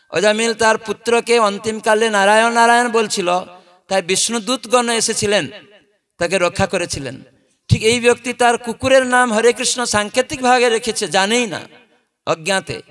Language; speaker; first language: Bangla; non-native, fluent; Odia